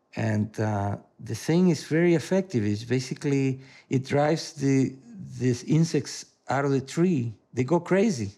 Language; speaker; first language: English; non-native, fluent; Spanish